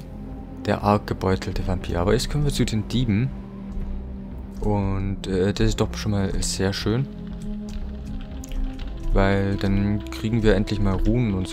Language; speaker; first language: German; native; German